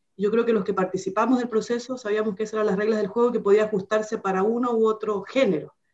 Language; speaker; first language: Spanish; native; Spanish